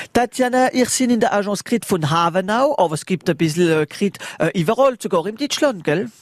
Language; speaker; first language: German; non-native, local second language; French